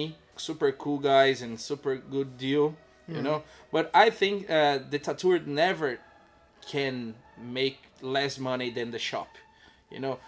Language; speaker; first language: English; non-native, learner; Portuguese